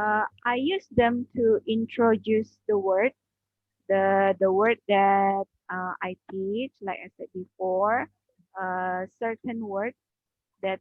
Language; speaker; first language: English; non-native, learner; Indonesian